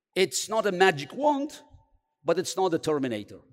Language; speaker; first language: English; non-native, fluent; Azerbaijani